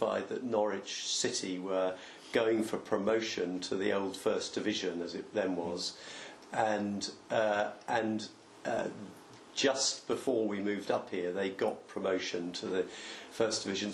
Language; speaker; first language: English; native; English